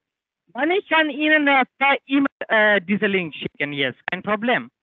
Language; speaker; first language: German; non-native, learner; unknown